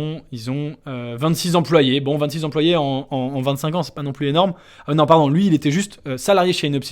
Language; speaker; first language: French; native; French